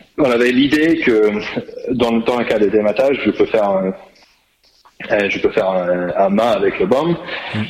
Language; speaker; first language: French; non-native, fluent; English